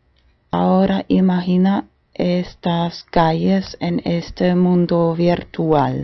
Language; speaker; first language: Spanish; non-native, fluent; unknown